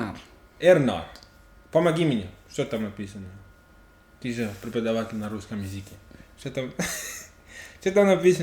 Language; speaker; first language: Russian; non-native, learner; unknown